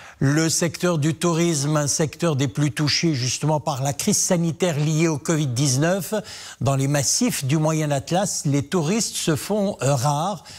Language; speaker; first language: French; non-native, local second language; Arabic